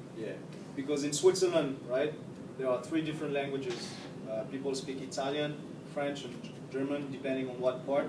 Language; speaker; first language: English; non-native, fluent; French